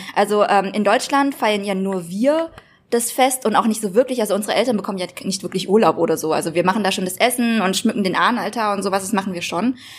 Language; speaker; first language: German; early bilingual, other home language; Vietnamese